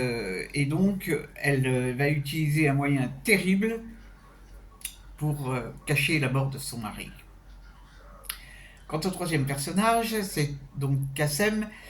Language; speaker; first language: French; native; French